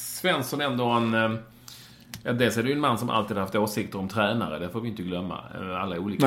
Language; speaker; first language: Swedish; native; Swedish